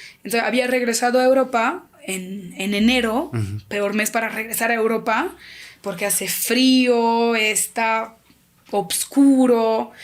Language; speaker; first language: Spanish; non-native, fluent; French